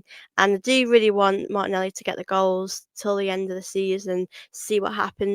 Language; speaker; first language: English; native; English